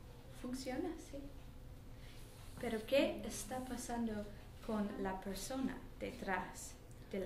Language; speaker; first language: Spanish; non-native, learner; English